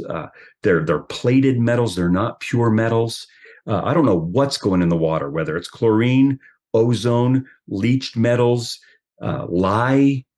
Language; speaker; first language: English; native; English